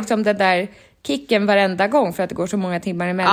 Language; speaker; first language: Swedish; native; Swedish